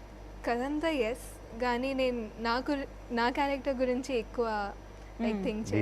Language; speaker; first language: Telugu; non-native, fluent; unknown